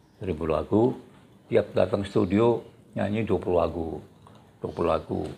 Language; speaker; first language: Indonesian; native; Indonesian